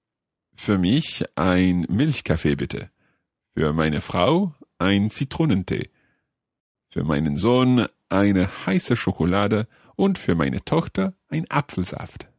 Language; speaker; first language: German; non-native, learner; English